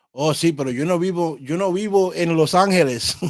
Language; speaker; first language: Spanish; early bilingual, heritage; Spanish